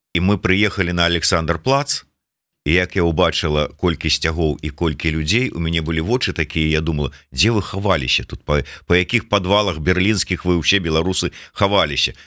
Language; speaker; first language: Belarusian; non-native, local second language; Russian